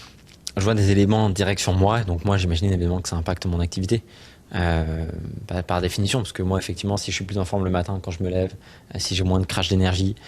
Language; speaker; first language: French; native; French